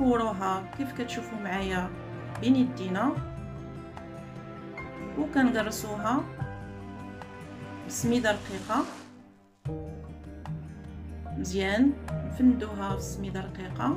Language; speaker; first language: Arabic; native; Arabic